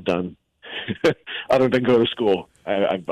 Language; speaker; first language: English; native; English